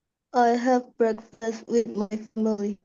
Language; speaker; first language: English; non-native, learner; Indonesian